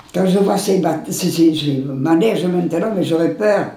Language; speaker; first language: French; non-native, local second language; Occitan